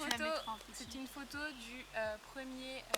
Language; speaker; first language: French; native; French